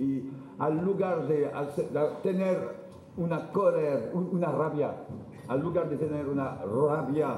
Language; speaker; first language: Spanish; non-native, fluent; French